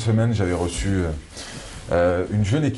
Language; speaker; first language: French; non-native, local second language; Arabic